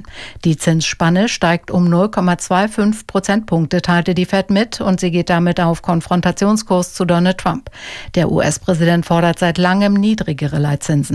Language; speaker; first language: German; native; German